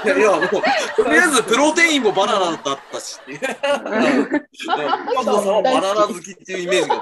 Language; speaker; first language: Japanese; native; Japanese